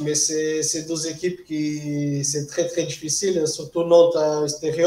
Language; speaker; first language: French; non-native, fluent; Portuguese